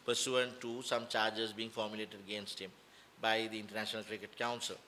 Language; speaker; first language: English; non-native, local second language; Sinhala